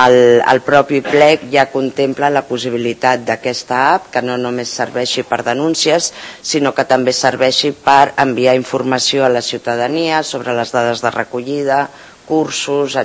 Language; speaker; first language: Catalan; native; Catalan